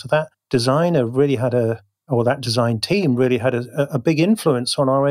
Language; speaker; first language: English; native; English